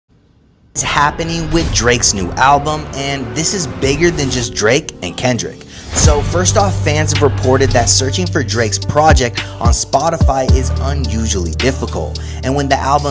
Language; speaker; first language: English; native; English